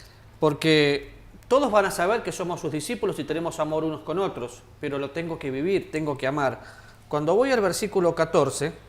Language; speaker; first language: Spanish; native; Spanish